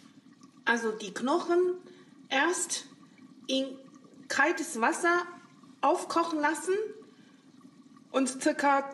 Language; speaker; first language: German; non-native, learner; Chinese